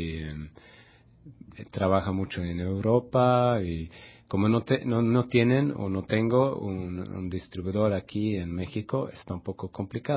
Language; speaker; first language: Spanish; non-native, fluent; Swedish